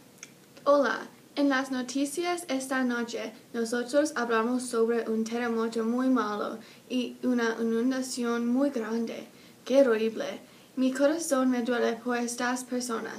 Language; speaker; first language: Spanish; non-native, learner; English